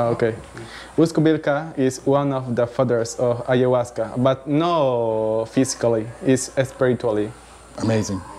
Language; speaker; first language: English; non-native, learner; Spanish